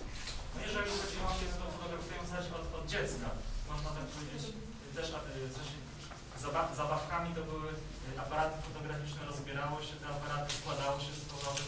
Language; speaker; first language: Polish; native; Polish